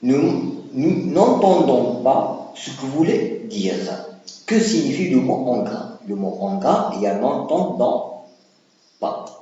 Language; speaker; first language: French; non-native, local second language; Arabic